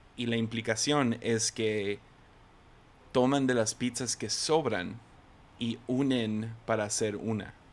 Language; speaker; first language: Spanish; native; Spanish